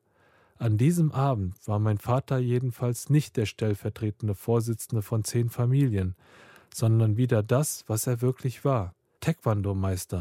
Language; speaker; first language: German; early bilingual, other home language; Korean